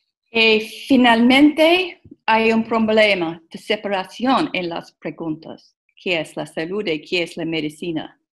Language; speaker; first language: Spanish; non-native, learner; English